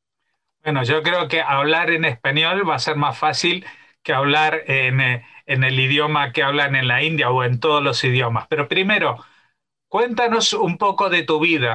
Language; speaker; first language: Spanish; native; Spanish